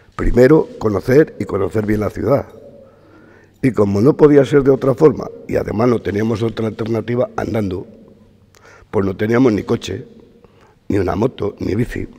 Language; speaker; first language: Spanish; native; Spanish